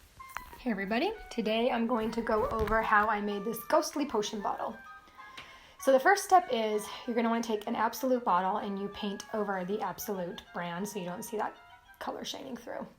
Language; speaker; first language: English; native; English